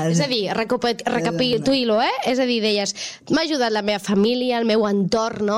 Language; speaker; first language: Catalan; native; Catalan